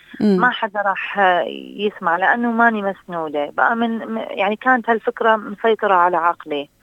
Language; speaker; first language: Arabic; non-native, local second language; Assyrian Neo-Aramaic